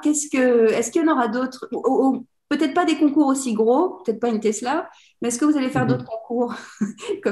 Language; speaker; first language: French; native; French